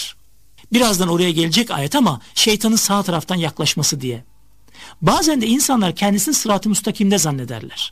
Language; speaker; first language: Turkish; native; Turkish